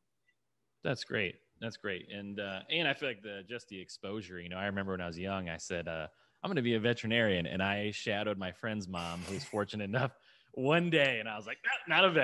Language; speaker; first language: English; native; English